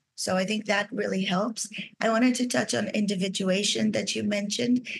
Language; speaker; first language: English; non-native, fluent; Portuguese